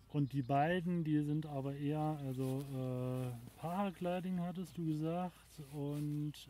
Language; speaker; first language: German; native; German